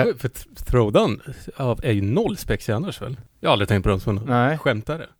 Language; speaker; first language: Swedish; native; Swedish